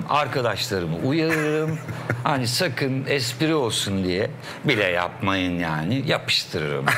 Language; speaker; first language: Turkish; native; Turkish